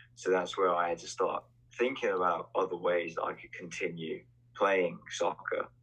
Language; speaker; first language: English; native; English